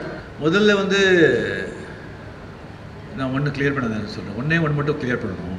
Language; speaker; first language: Tamil; non-native, fluent; Marathi